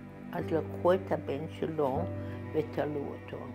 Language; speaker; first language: Hebrew; non-native, fluent; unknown